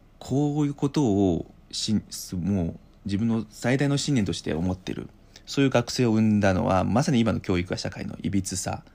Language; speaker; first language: Japanese; non-native, fluent; Chinese